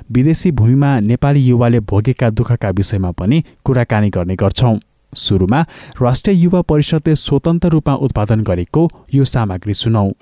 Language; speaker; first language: Nepali; native; Nepali